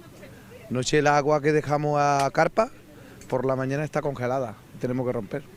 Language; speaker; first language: Spanish; non-native, learner; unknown